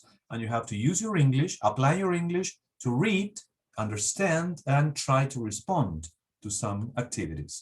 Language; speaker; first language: English; non-native, fluent; Spanish